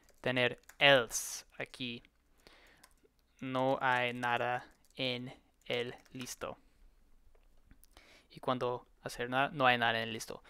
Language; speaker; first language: Spanish; non-native, learner; English